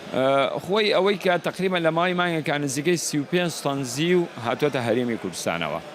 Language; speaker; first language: Central Kurdish; native; Central Kurdish